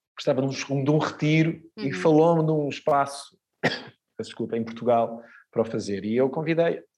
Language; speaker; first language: Portuguese; early bilingual, other home language; Swedish